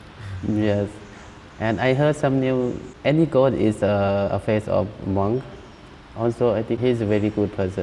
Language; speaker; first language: English; non-native, learner; Thai